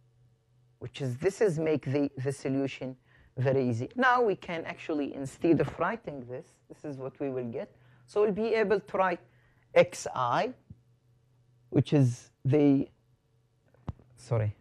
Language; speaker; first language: English; non-native, fluent; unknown